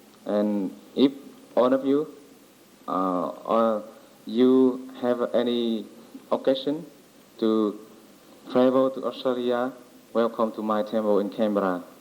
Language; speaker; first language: English; non-native, learner; Vietnamese